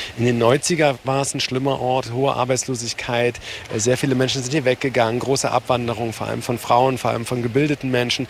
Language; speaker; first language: German; native; German